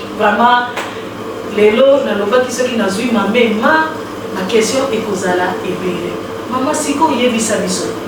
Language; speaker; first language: Lingala; native; Lingala